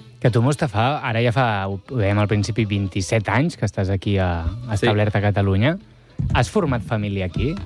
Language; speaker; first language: Catalan; native; Catalan